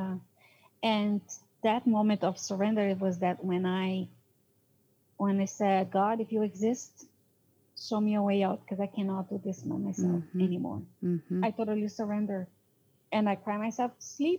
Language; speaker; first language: English; non-native, fluent; Portuguese